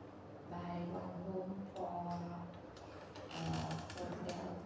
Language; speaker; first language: English; non-native, learner; Vietnamese